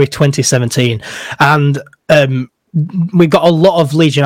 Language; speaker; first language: English; native; English